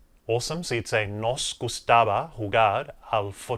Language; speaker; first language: Spanish; non-native, fluent; English